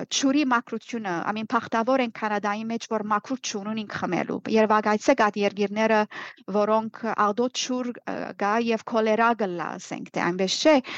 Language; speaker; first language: Armenian; early bilingual, heritage; Armenian